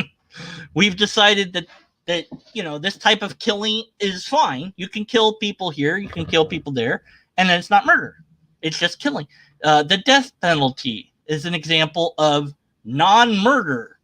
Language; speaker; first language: English; native; English